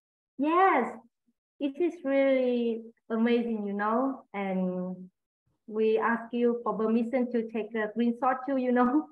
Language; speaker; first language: English; non-native, learner; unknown